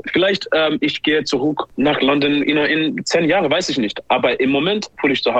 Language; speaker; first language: German; non-native, learner; English